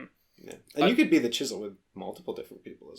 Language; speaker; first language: English; native; English